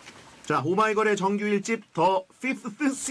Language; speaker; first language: Korean; native; Korean